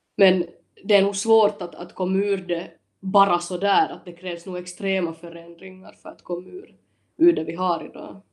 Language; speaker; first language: Swedish; native; Swedish